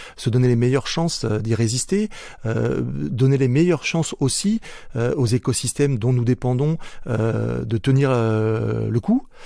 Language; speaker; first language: French; native; French